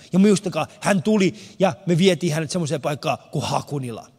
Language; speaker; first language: Finnish; early bilingual, other home language; Persian